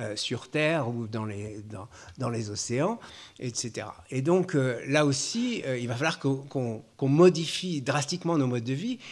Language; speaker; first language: French; native; French